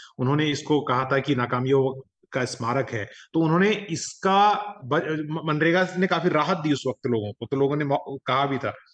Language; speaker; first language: Hindi; native; Hindi